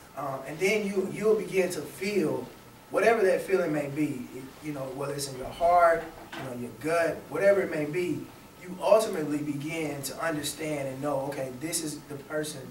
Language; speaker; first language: English; native; English